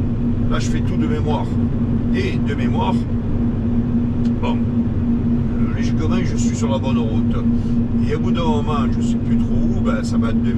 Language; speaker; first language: French; native; French